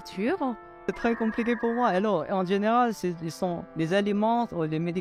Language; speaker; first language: French; non-native, learner; Filipino